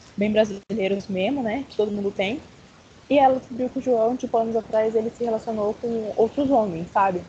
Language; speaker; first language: Portuguese; native; Portuguese